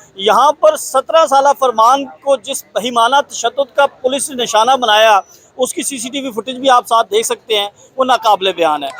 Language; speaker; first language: Urdu; native; Urdu